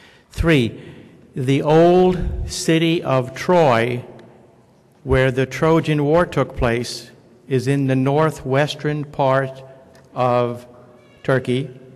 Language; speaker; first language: English; native; English